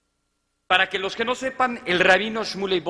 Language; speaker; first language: Spanish; native; Spanish